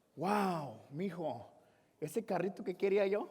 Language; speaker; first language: Spanish; early bilingual, heritage; Spanish